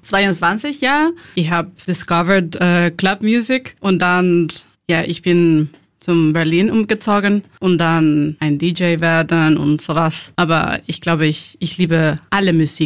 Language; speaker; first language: German; non-native, learner; Spanish